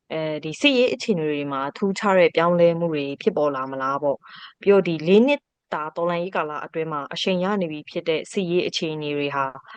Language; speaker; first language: Burmese; non-native, local second language; Kachin